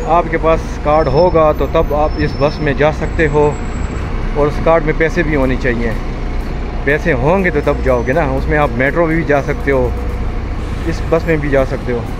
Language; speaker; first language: Urdu; non-native, local second language; Punjabi